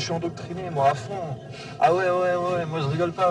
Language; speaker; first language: French; native; French